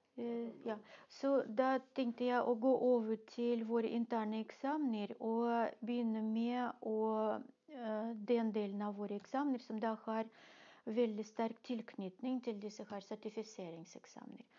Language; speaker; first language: Norwegian; non-native, fluent; Russian